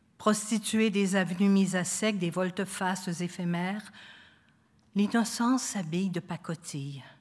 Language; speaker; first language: French; native; French